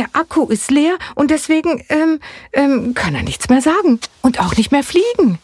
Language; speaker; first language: German; native; German